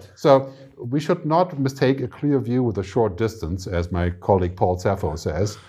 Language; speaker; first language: English; non-native, fluent; German